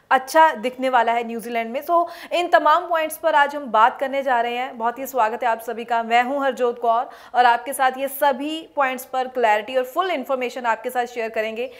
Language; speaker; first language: Hindi; non-native, local second language; Punjabi